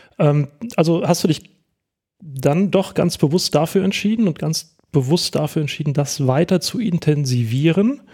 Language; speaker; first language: German; native; German